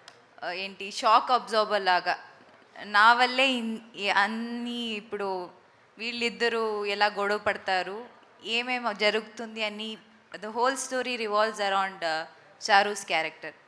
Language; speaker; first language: Telugu; non-native, fluent; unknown